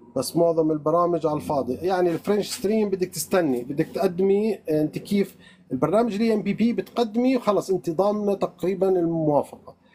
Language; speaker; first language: Arabic; native; Arabic